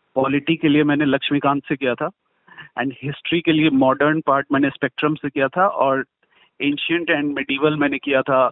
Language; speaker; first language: Hindi; native; Hindi